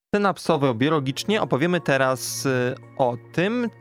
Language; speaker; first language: Polish; native; Polish